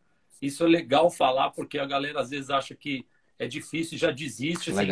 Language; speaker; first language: Portuguese; native; Portuguese